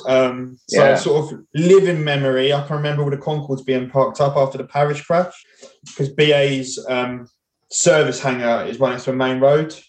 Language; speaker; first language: English; native; English